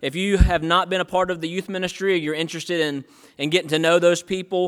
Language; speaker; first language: English; native; English